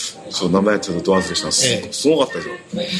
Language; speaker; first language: Japanese; native; Japanese